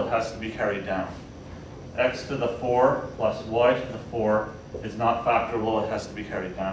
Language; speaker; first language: English; native; English